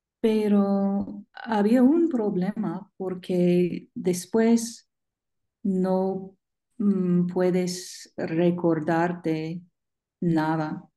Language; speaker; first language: Spanish; non-native, learner; English